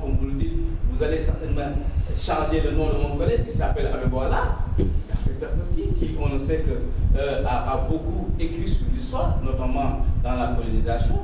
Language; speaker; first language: French; non-native, local second language; Wolof